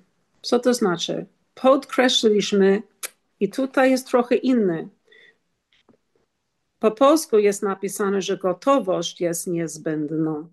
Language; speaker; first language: Polish; non-native, learner; English